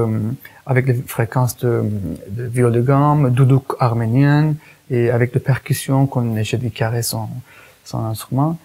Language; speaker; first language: French; non-native, fluent; Kurdish